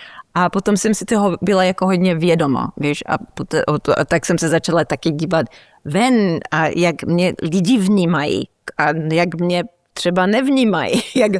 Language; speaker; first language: Czech; early bilingual, heritage; Czech